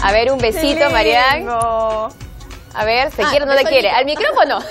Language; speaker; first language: Spanish; native; Spanish